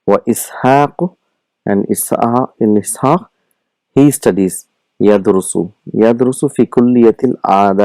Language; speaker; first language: Arabic; non-native, fluent; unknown